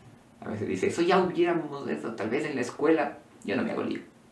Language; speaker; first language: Spanish; native; Spanish